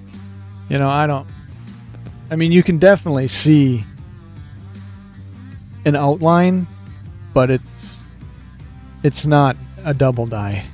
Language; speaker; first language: English; native; English